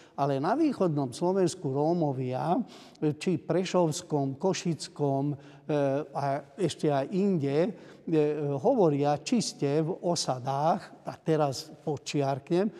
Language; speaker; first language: Slovak; non-native, local second language; Hungarian